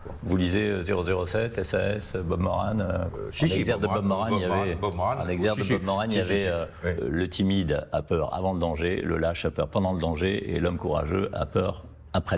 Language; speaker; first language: French; native; French